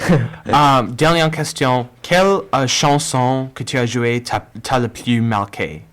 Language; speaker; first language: French; non-native, learner; English